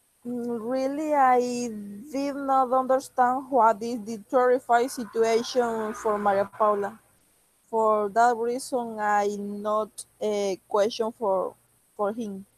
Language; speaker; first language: English; non-native, learner; Spanish